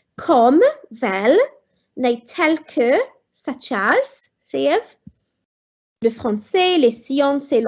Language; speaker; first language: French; non-native, fluent; Welsh